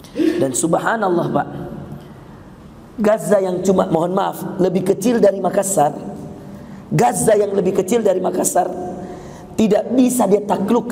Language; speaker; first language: Indonesian; native; Indonesian